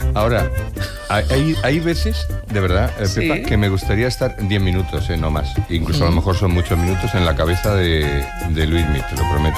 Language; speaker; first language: Spanish; native; Spanish